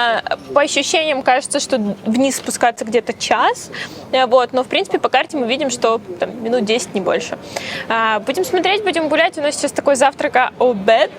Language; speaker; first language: Russian; native; Russian